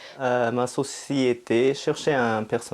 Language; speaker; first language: French; non-native, fluent; Japanese